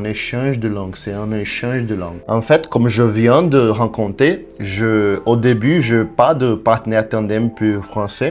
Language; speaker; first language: French; non-native, learner; Portuguese